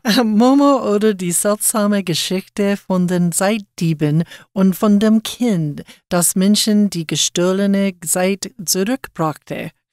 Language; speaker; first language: German; non-native, learner; English